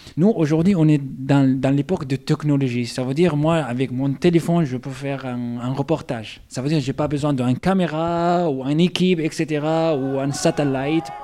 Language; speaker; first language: French; non-native, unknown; Arabic